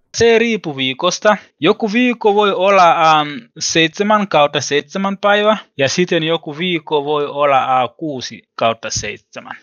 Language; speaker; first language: Finnish; non-native, learner; Swahili